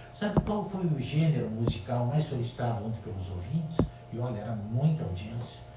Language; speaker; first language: Portuguese; native; Portuguese